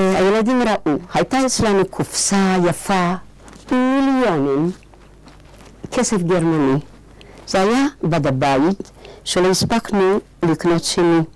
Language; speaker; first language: Hebrew; non-native, fluent; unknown